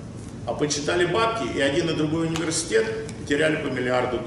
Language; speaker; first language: Russian; early bilingual, other home language; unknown